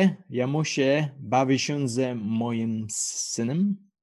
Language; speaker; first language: Polish; non-native, learner; English